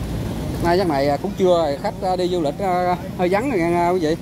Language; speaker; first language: Vietnamese; native; Vietnamese